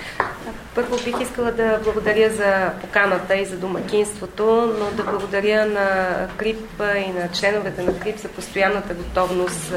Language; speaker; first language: Bulgarian; native; Bulgarian